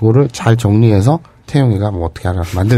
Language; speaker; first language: Korean; native; Korean